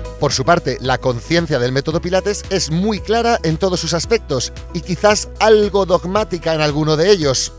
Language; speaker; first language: Spanish; native; Spanish